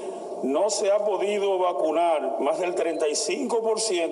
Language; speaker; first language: Spanish; native; Spanish